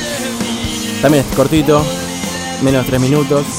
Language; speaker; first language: Spanish; native; Spanish